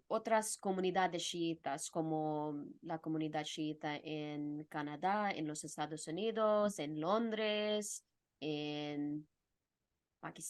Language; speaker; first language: Spanish; non-native, fluent; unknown